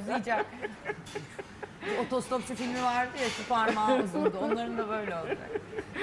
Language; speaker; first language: Turkish; native; Turkish